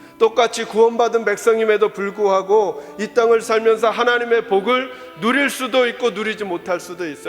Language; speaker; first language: Korean; native; Korean